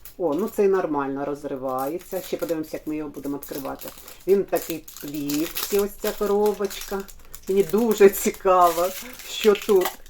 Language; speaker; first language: Ukrainian; non-native, local second language; Russian